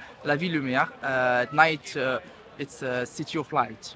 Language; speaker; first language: English; non-native, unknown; French